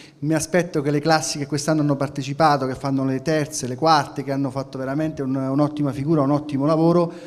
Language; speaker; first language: Italian; native; Italian